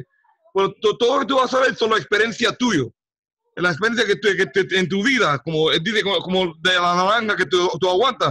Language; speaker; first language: Spanish; early bilingual, heritage; Spanish